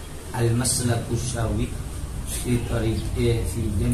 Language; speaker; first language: Arabic; non-native, learner; Indonesian